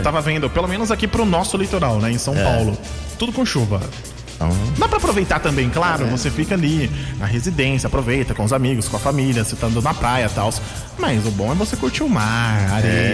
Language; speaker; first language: Portuguese; native; Portuguese